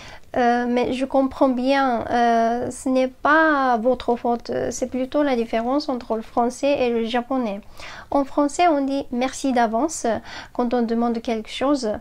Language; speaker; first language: French; non-native, fluent; Japanese